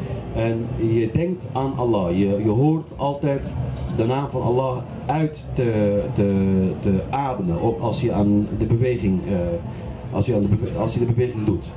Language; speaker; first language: Dutch; non-native, fluent; Arabic